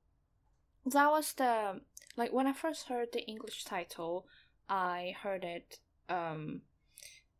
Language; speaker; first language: English; non-native, fluent; Chinese